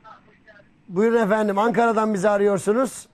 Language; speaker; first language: Turkish; native; Turkish